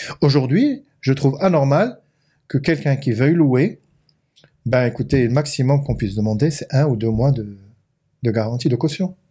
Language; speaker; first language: French; non-native, local second language; Arabic